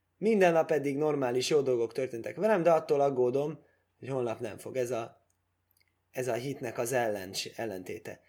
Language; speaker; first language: Hungarian; early bilingual, heritage; Hungarian